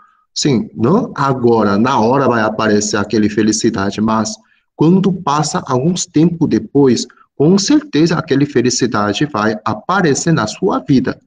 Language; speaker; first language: Portuguese; non-native, fluent; Korean